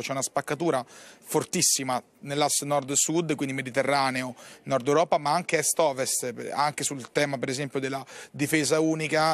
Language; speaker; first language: Italian; native; Italian